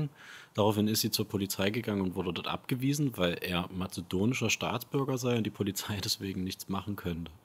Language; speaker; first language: German; native; German